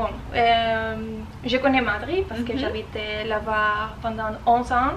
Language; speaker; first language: French; non-native, learner; Spanish